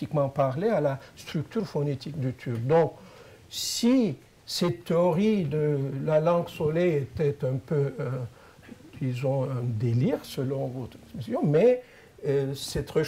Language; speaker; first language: French; non-native, fluent; Turkish